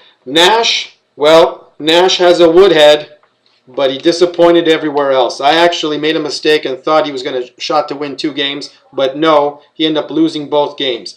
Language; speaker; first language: English; native; English